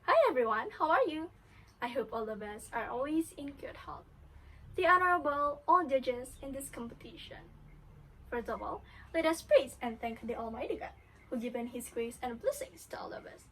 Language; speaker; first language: English; non-native, learner; Indonesian